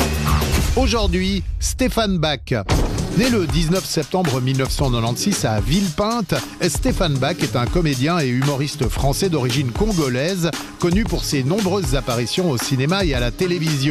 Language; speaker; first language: French; native; French